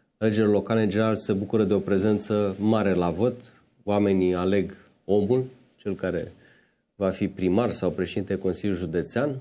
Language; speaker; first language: Romanian; native; Romanian